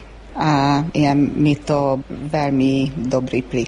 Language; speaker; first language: Slovak; early bilingual, heritage; Slovak